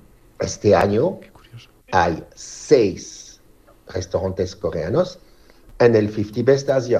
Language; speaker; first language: Spanish; non-native, learner; French